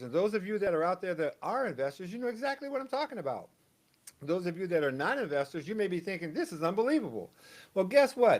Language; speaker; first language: English; native; English